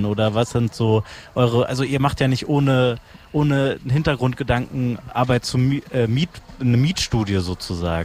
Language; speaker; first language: German; native; German